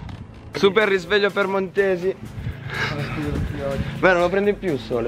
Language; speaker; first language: Italian; native; Italian